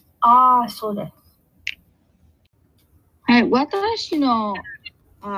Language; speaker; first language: Japanese; non-native, learner; English